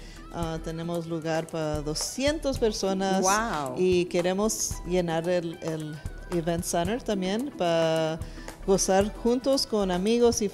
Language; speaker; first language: Spanish; early bilingual, heritage; English